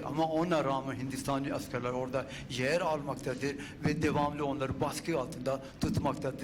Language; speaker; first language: Turkish; non-native, fluent; Urdu